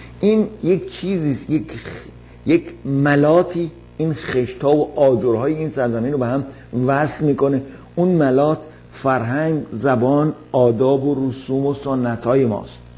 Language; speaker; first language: Persian; native; Persian